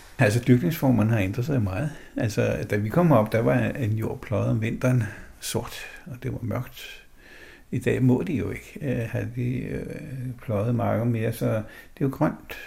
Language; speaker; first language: Danish; native; Danish